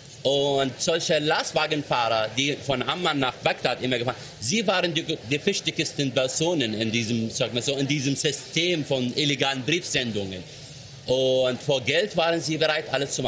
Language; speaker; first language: German; non-native, fluent; Arabic